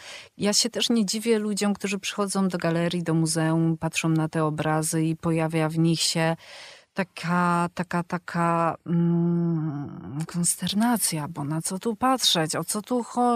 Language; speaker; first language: Polish; native; Polish